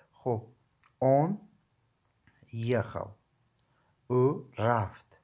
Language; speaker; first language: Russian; non-native, learner; Tajik